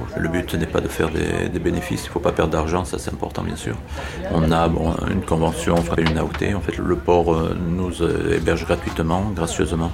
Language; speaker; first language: French; native; French